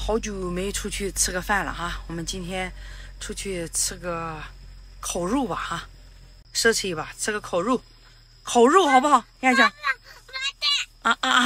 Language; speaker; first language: Chinese; native; Chinese